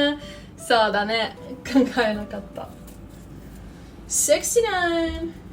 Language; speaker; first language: Japanese; non-native, learner; English